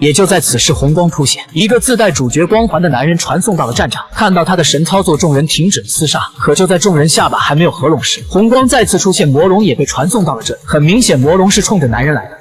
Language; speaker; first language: Chinese; native; Chinese